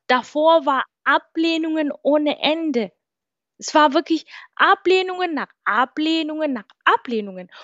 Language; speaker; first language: German; non-native, fluent; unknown